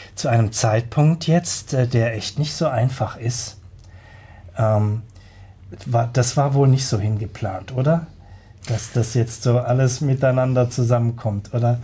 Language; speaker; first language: German; native; German